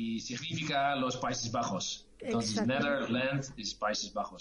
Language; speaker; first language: Spanish; non-native, learner; Dutch